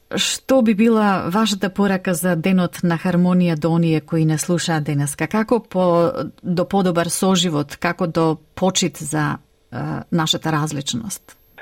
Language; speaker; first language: Macedonian; native; Macedonian